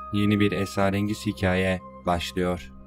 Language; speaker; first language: Turkish; native; Turkish